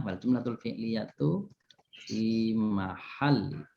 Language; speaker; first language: Arabic; non-native, fluent; Indonesian